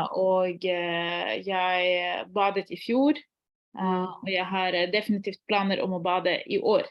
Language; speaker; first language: Norwegian; non-native, fluent; Ukrainian